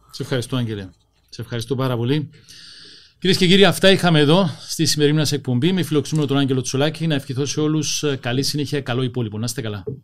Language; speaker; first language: Greek; native; Greek